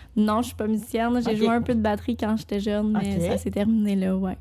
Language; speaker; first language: French; native; French